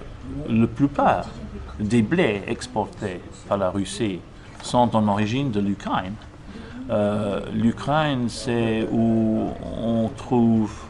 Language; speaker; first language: French; non-native, fluent; English